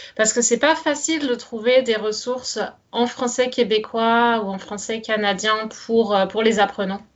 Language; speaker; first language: French; native; French